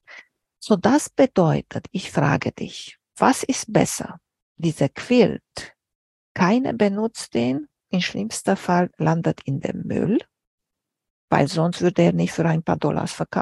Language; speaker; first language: German; non-native, fluent; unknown